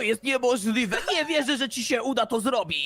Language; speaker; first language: Polish; native; Polish